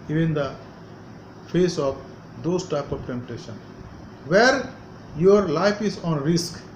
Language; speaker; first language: English; non-native, local second language; Hindi